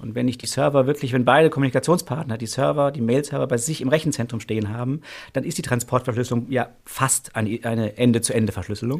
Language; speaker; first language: German; native; German